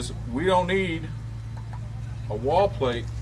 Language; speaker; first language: English; native; English